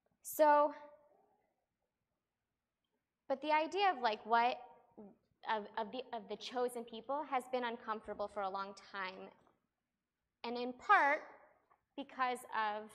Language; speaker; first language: English; native; English